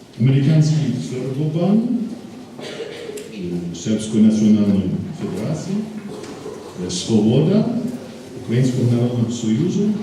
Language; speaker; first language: Ukrainian; non-native, fluent; English